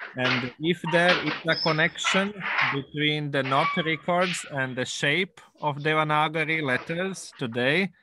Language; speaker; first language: English; non-native, fluent; Latvian